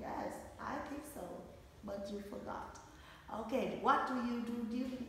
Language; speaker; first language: English; non-native, fluent; Vietnamese